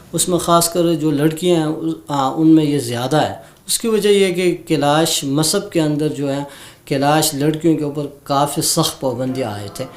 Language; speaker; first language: Urdu; non-native, local second language; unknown